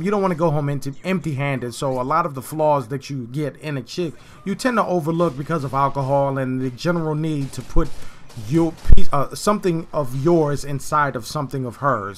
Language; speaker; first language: English; native; English